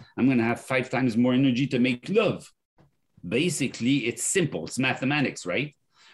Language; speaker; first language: English; non-native, fluent; French